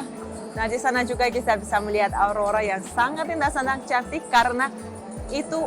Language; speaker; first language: Indonesian; non-native, fluent; Russian